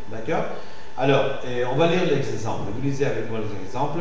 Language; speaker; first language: French; non-native, fluent; Spanish